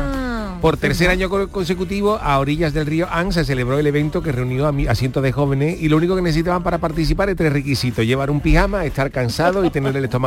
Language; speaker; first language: Spanish; native; Spanish